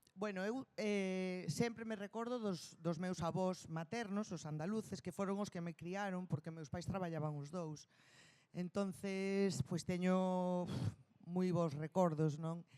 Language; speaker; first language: Galician; non-native, local second language; Spanish